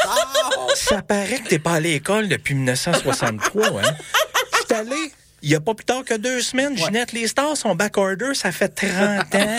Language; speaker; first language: French; native; French